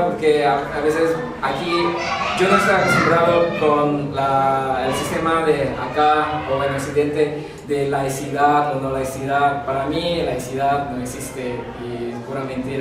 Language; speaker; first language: Spanish; non-native, fluent; Javanese